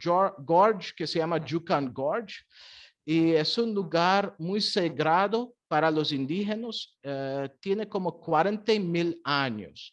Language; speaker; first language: Spanish; non-native, fluent; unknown